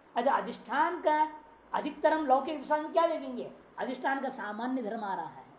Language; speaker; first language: Hindi; non-native, local second language; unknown